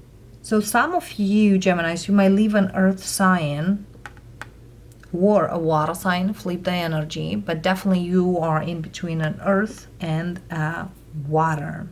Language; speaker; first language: English; non-native, fluent; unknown